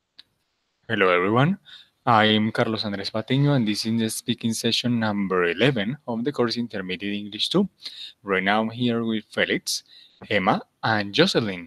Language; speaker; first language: English; non-native, fluent; Spanish